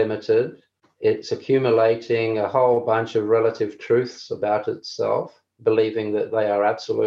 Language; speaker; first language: English; native; English